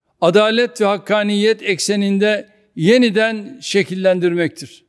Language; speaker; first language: Turkish; native; Turkish